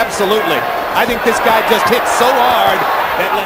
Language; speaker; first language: English; native; English